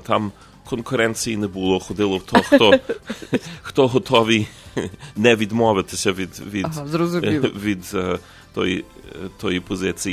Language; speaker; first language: Ukrainian; early bilingual, heritage; Ukrainian